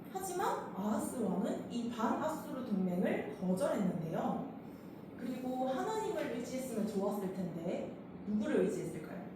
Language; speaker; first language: Korean; native; Korean